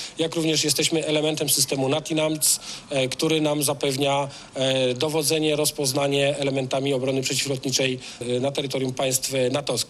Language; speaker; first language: Polish; native; Polish